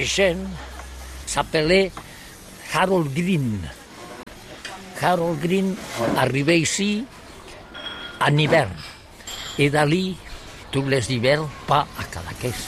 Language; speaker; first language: French; non-native, learner; Catalan